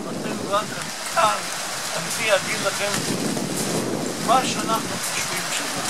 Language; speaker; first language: Hebrew; non-native, fluent; Italian